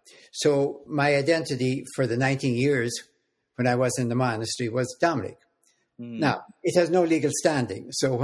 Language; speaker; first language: English; native; English